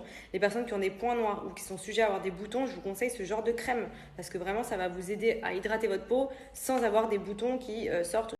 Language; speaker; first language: French; native; French